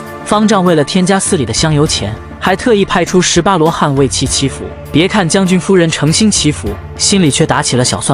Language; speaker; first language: Chinese; native; Chinese